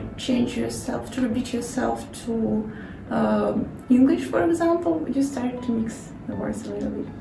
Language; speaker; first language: English; non-native, fluent; Russian